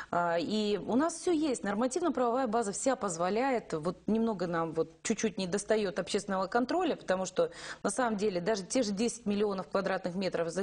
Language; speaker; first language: Russian; native; Russian